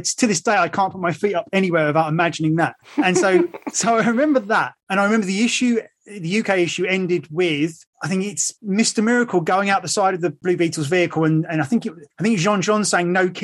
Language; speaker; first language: English; native; English